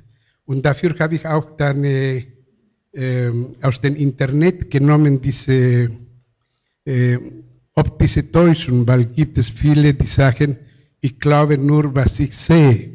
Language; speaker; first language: German; non-native, fluent; Spanish